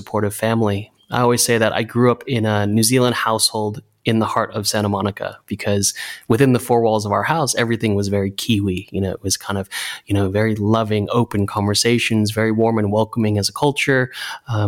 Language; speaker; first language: English; native; English